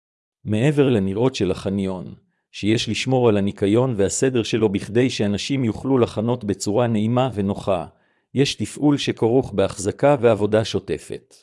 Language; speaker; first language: Hebrew; native; Hebrew